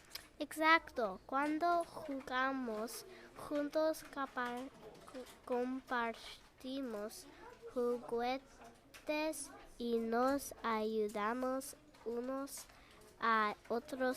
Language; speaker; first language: Spanish; non-native, learner; English